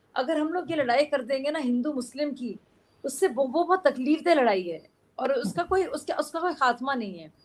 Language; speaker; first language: Hindi; native; Hindi